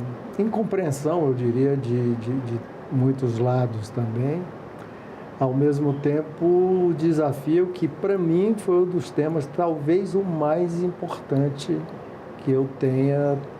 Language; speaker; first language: Portuguese; native; Portuguese